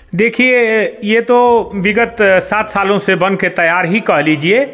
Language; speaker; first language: Hindi; native; Hindi